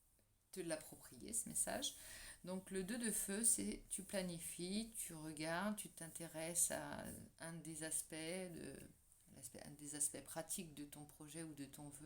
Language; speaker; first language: French; native; French